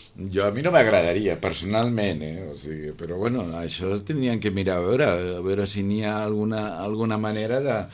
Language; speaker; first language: Catalan; non-native, local second language; Spanish